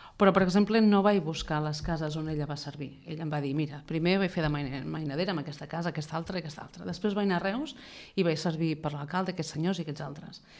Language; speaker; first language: Catalan; native; Catalan